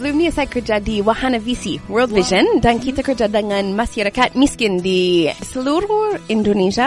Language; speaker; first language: Indonesian; non-native, learner; English